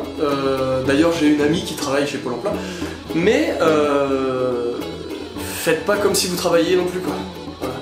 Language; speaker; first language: French; native; French